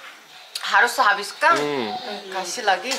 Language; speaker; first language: Indonesian; non-native, fluent; Korean